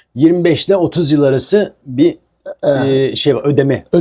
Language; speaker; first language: Turkish; native; Turkish